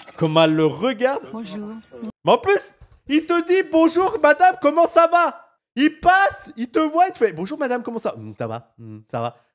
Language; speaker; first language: French; native; French